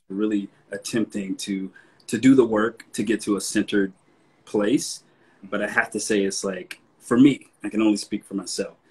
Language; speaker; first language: English; native; English